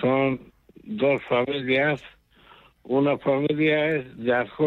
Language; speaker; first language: Spanish; non-native, local second language; Basque